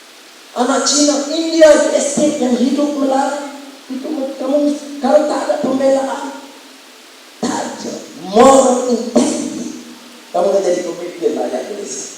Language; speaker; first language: Malay; native; Malay